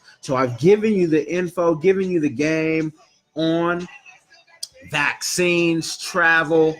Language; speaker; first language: English; native; English